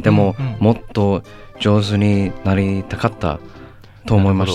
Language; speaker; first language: Japanese; non-native, learner; English